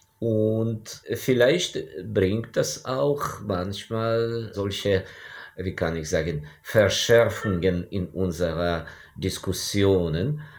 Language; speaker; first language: German; non-native, fluent; Ukrainian